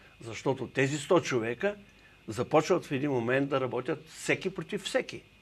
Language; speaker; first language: Bulgarian; native; Bulgarian